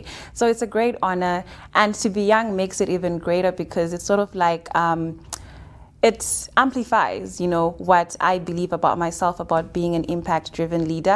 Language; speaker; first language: English; non-native, local second language; Shona